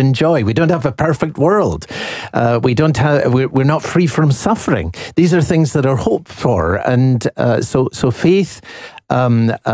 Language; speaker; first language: English; native; English